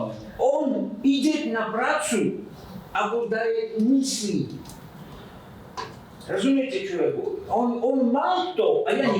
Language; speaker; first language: Slovak; non-native, learner; Russian